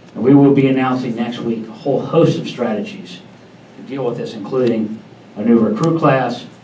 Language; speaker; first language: English; native; English